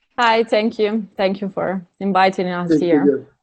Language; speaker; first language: English; non-native, fluent; Italian